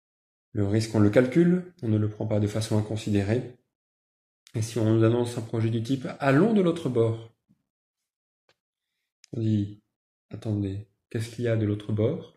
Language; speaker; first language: French; native; French